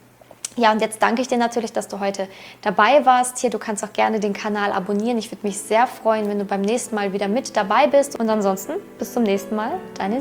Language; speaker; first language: German; native; German